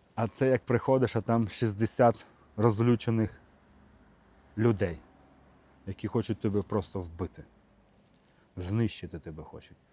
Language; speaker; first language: Ukrainian; native; Ukrainian